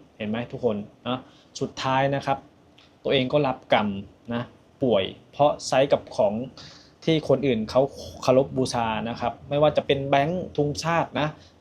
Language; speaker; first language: Thai; native; Thai